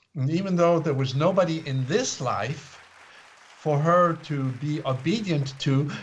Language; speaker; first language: English; non-native, fluent; Swiss German